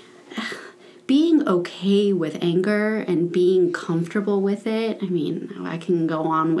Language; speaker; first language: English; native; English